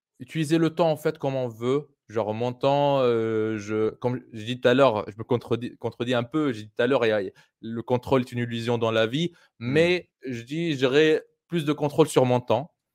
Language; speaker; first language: French; non-native, local second language; Arabic